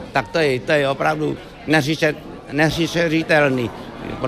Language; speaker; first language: Czech; non-native, fluent; Vietnamese